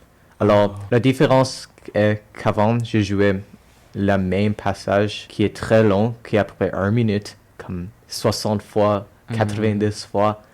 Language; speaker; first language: French; non-native, local second language; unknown